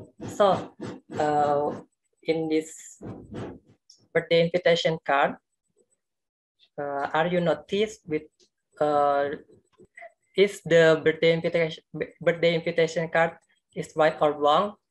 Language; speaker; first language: English; non-native, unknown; Indonesian